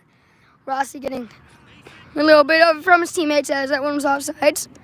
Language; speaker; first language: English; native; English